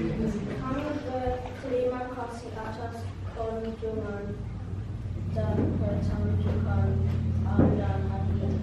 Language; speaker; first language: Indonesian; non-native, fluent; English